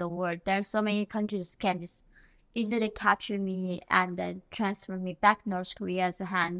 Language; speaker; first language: English; non-native, fluent; Korean